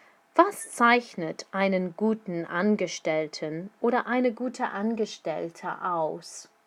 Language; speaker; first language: German; non-native, fluent; English